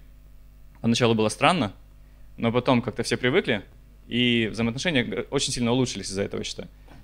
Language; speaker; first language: Russian; native; Russian